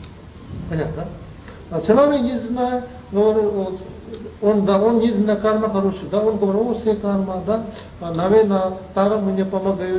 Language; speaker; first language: Russian; non-native, learner; Tibetan